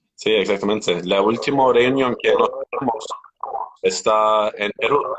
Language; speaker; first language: Spanish; non-native, learner; Turkish